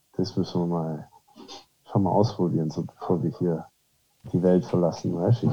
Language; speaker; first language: German; early bilingual, heritage; German